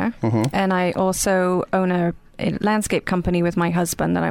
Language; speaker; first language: English; native; English